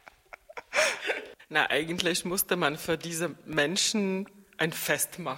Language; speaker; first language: German; non-native, fluent; Czech